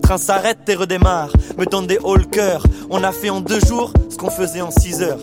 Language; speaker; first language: French; native; French